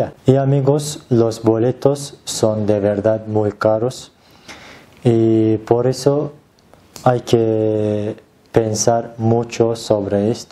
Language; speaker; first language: Spanish; non-native, learner; Turkish